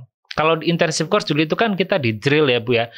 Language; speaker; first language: Indonesian; native; Indonesian